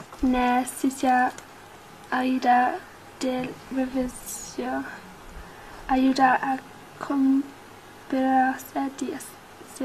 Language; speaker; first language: Spanish; non-native, learner; English